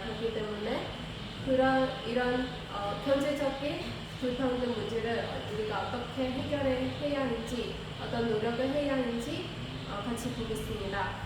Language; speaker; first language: Korean; non-native, learner; Khmer